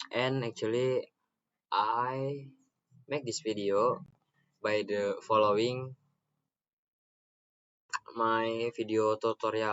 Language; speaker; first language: English; non-native, learner; Indonesian